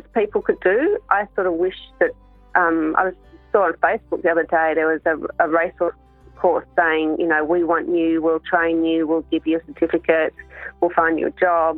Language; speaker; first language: English; native; English